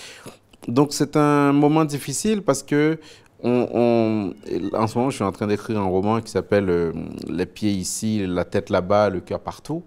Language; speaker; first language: French; non-native, local second language; Haitian Creole